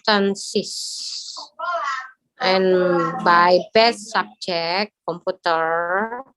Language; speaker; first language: English; non-native, learner; Indonesian